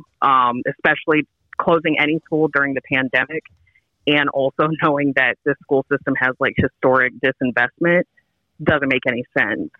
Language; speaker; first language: English; native; English